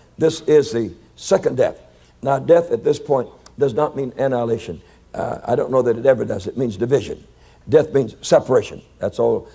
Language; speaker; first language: English; native; English